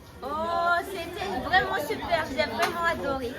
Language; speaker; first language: French; non-native, learner; Malagasy